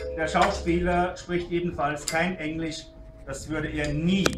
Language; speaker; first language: German; native; German